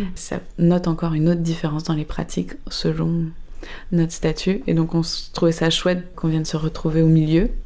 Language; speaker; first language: French; native; French